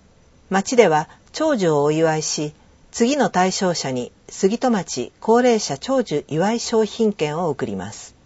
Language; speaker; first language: Japanese; native; Japanese